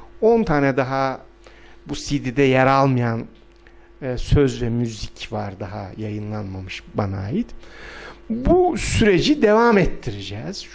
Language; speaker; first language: Turkish; non-native, local second language; Adyghe